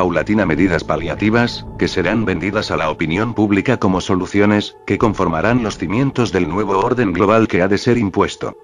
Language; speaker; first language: Spanish; native; Spanish